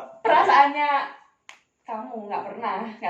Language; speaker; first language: Indonesian; native; Indonesian